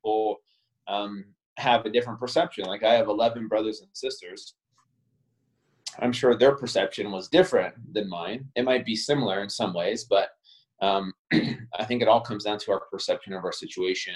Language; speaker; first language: English; native; English